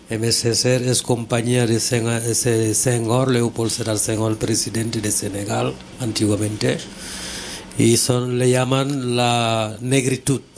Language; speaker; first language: Spanish; non-native, fluent; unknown